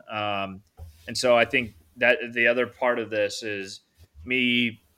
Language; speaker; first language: English; native; English